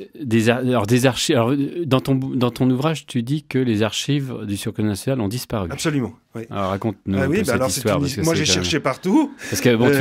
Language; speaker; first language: French; native; French